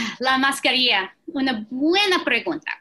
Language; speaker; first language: Spanish; non-native, fluent; English